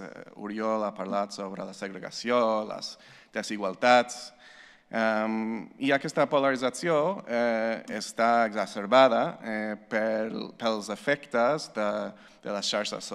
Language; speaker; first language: Catalan; non-native, fluent; English